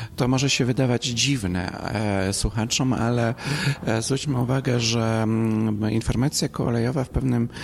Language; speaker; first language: Polish; native; Polish